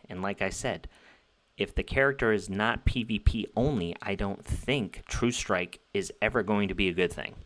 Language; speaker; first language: English; native; English